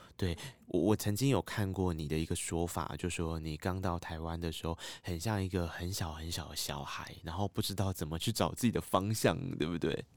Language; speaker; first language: Chinese; native; Chinese